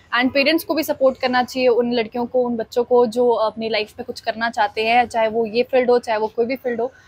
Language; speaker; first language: Hindi; native; Hindi